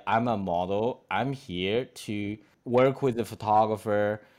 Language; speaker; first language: English; non-native, fluent; Chinese